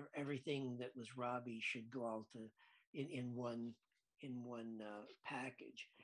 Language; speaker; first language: English; native; English